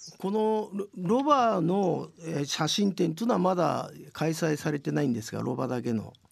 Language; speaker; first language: Japanese; native; Japanese